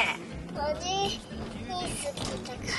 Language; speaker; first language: Japanese; early bilingual, heritage; Japanese